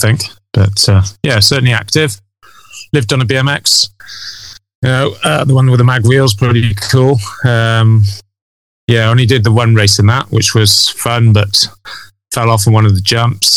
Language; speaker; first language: English; native; English